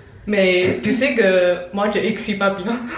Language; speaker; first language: French; non-native, learner; Chinese